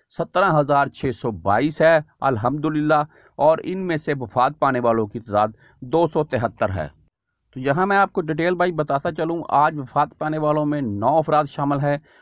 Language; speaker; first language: Urdu; native; Urdu